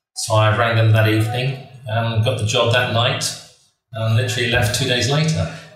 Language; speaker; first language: English; native; English